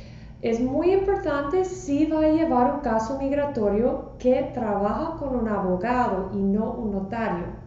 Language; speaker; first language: Spanish; non-native, fluent; English